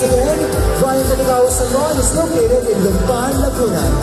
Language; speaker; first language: English; non-native, local second language; Filipino